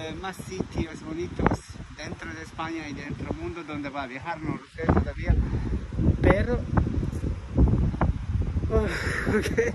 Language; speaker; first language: Spanish; non-native, learner; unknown